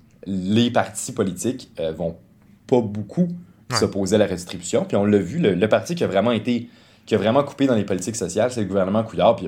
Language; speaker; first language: French; native; French